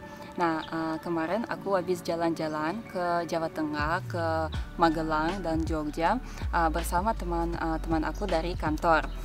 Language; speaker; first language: Indonesian; non-native, fluent; Russian